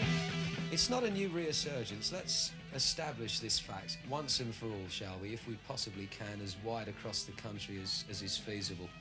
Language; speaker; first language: English; native; English